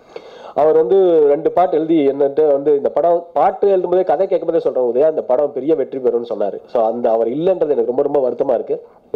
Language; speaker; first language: Tamil; native; Tamil